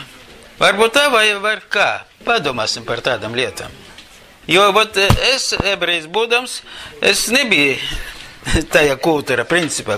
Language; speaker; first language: Latvian; non-native, local second language; Russian